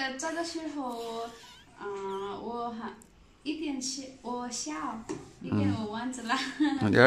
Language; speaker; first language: Chinese; non-native, learner; Nepali